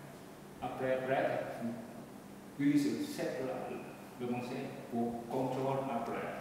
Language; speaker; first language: French; non-native, learner; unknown